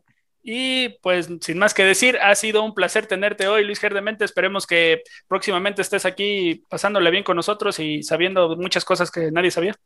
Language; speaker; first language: Spanish; native; Spanish